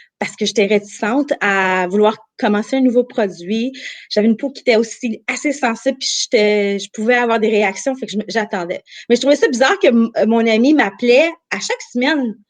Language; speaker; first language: French; early bilingual, other home language; Armenian